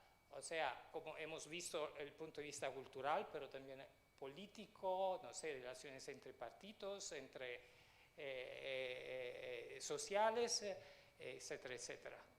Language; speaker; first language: Spanish; non-native, fluent; Italian